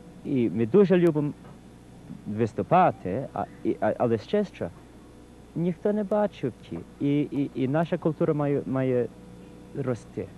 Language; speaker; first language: Ukrainian; early bilingual, heritage; Ukrainian